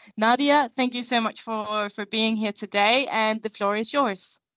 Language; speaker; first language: English; non-native, fluent; Danish